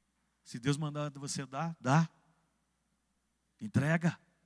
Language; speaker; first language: Portuguese; native; Portuguese